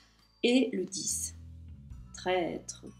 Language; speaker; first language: French; native; French